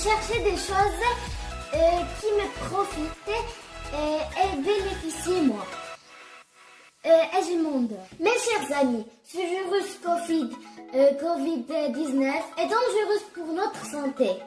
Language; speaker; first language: French; non-native, learner; Arabic